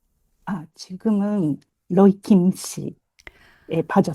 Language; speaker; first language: Korean; non-native, fluent; Japanese